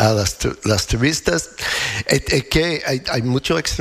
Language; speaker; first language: Spanish; non-native, learner; English